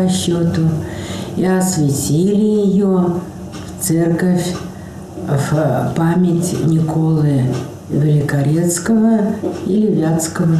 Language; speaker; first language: Russian; native; Russian